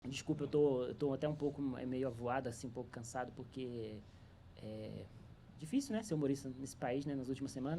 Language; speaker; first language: Portuguese; native; Portuguese